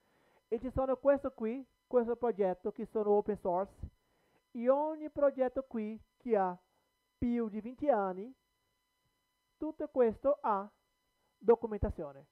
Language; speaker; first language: Italian; non-native, learner; Portuguese